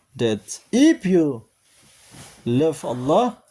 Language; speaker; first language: English; non-native, learner; Indonesian